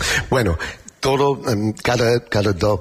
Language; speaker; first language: Spanish; non-native, learner; English